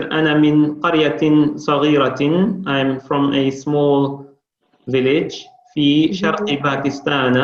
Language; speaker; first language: Arabic; non-native, fluent; English